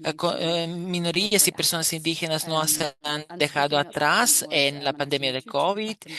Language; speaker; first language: Spanish; non-native, fluent; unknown